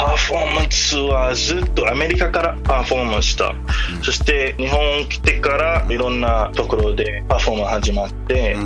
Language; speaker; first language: Japanese; non-native, fluent; English